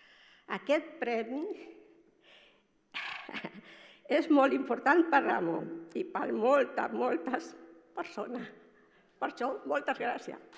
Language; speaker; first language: Catalan; non-native, local second language; Spanish